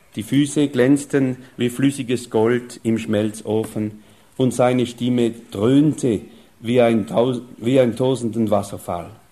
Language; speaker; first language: German; non-native, fluent; French